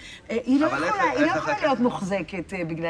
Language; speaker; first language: Hebrew; native; Hebrew